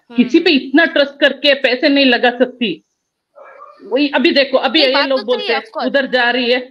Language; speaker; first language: Hindi; non-native, local second language; Kannada